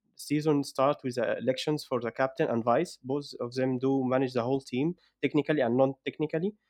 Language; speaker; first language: English; non-native, fluent; Arabic